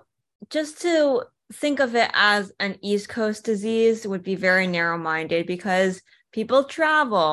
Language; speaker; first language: English; native; English